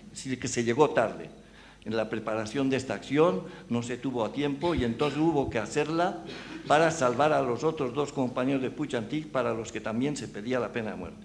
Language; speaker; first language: Spanish; native; Spanish